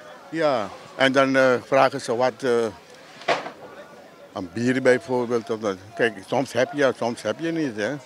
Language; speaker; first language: Dutch; non-native, local second language; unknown